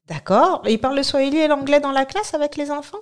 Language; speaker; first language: French; native; French